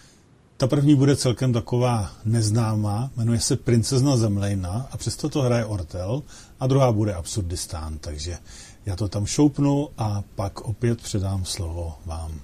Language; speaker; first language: Czech; native; Czech